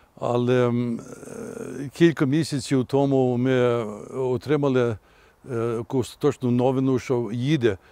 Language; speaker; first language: Ukrainian; early bilingual, heritage; Ukrainian